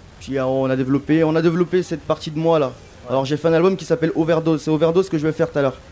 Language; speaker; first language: French; early bilingual, other home language; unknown